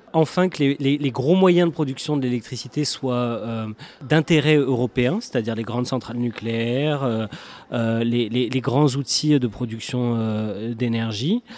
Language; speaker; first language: French; native; French